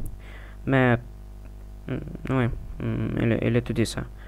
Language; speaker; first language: French; non-native, learner; Russian